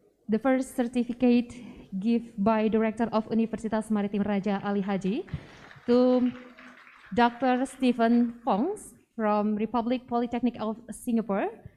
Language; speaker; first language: English; non-native, fluent; Indonesian